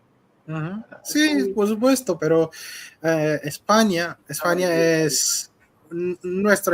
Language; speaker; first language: Spanish; non-native, fluent; Hindi